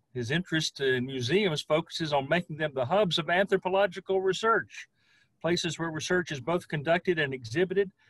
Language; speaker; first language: English; native; English